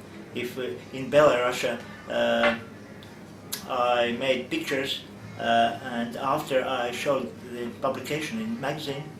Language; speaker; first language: English; non-native, learner; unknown